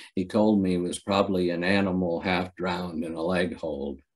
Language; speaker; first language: English; native; English